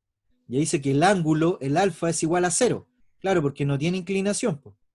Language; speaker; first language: Spanish; native; Spanish